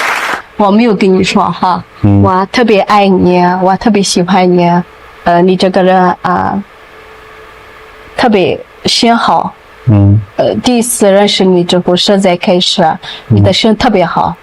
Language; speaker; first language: Chinese; non-native, learner; Amharic